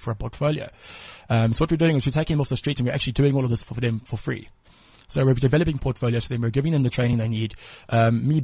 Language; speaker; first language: English; native; English